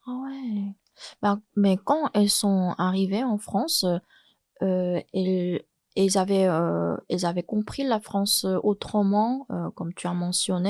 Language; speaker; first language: French; non-native, fluent; Chinese